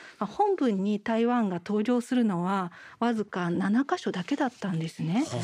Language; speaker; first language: Japanese; native; Japanese